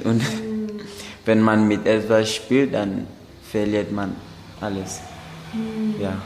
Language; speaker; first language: German; non-native, learner; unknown